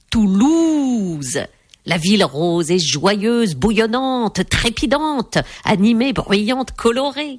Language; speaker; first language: French; native; French